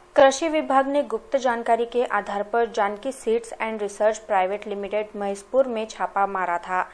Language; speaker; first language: Hindi; non-native, local second language; Marathi